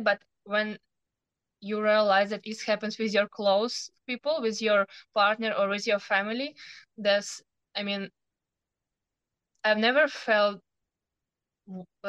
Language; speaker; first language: English; non-native, learner; Ukrainian